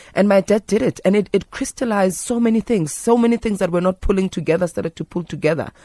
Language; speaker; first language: English; non-native, local second language; Zulu